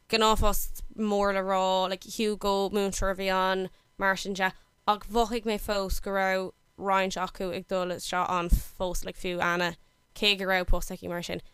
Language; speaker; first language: Irish; non-native, local second language; English